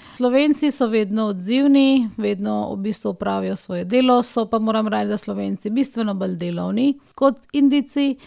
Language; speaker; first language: Slovenian; non-native, fluent; Hindi